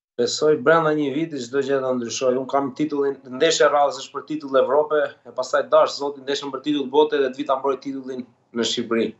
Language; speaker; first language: Albanian; native; Albanian